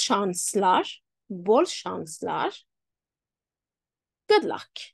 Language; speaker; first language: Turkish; non-native, fluent; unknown